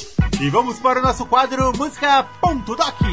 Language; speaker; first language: Portuguese; native; Portuguese